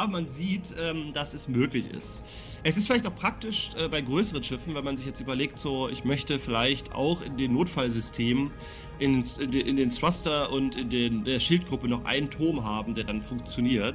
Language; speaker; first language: German; native; German